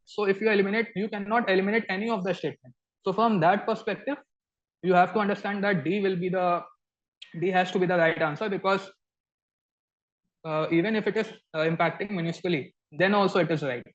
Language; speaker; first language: English; non-native, local second language; Hindi